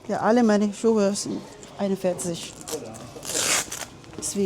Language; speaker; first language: German; non-native, learner; Filipino